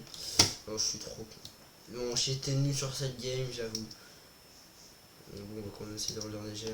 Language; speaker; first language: French; native; French